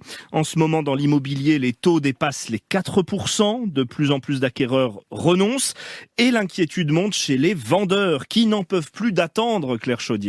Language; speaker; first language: French; native; French